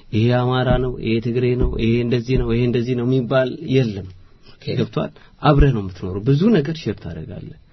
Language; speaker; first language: Amharic; native; Amharic